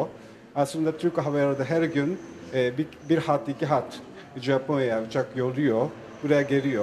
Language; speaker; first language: Turkish; non-native, fluent; Japanese